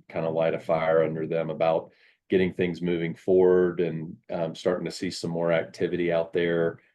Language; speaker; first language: English; native; English